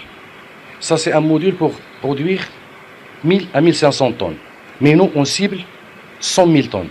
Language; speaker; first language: French; non-native, local second language; Arabic